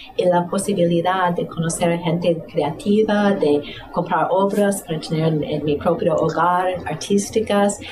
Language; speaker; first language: Spanish; non-native, fluent; English